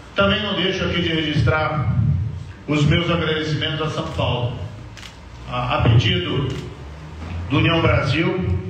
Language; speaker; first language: Portuguese; native; Portuguese